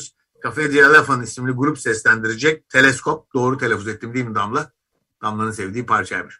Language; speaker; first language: Turkish; native; Turkish